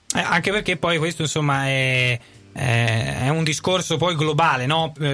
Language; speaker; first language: Italian; native; Italian